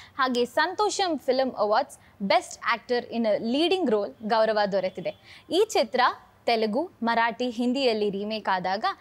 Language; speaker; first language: Kannada; native; Kannada